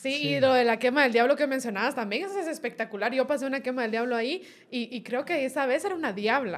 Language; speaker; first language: Spanish; native; Spanish